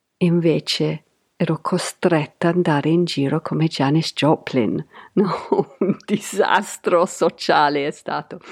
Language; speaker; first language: Italian; non-native, fluent; English